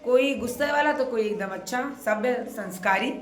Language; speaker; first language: Hindi; non-native, local second language; Marathi